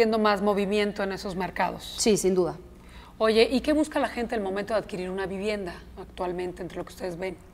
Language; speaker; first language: Spanish; native; Spanish